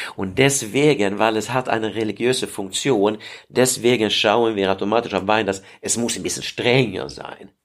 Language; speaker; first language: German; non-native, fluent; Swedish